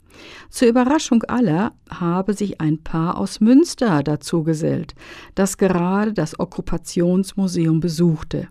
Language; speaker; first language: German; native; German